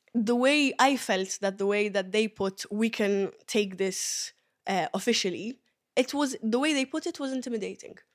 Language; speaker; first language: English; early bilingual, other home language; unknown